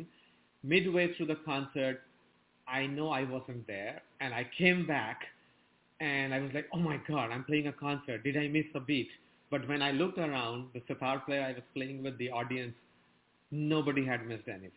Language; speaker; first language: English; non-native, local second language; Bangla